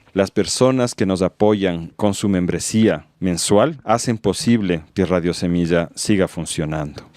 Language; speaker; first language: Spanish; native; Spanish